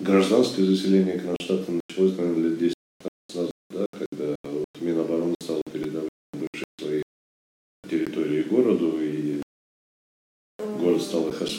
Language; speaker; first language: Russian; native; Russian